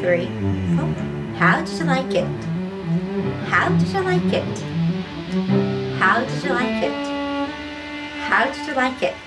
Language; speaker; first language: English; non-native, fluent; Japanese